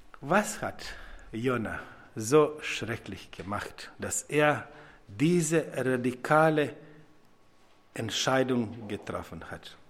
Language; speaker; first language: German; non-native, fluent; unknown